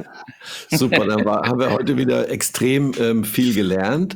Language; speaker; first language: German; native; German